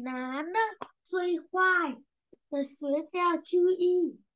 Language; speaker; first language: Chinese; non-native, learner; Vietnamese